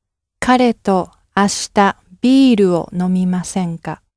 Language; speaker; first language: Japanese; non-native, learner; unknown